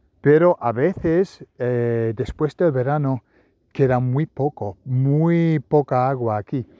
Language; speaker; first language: Spanish; non-native, fluent; English